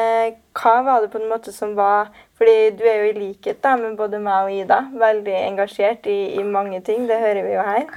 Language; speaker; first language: Norwegian; native; Norwegian